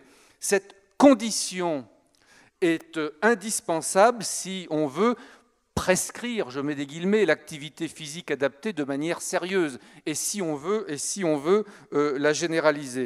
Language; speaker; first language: French; native; French